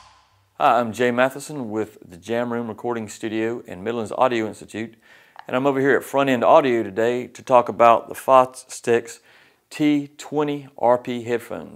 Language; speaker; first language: English; native; English